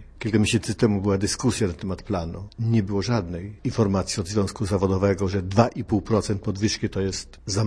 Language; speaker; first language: Polish; native; Polish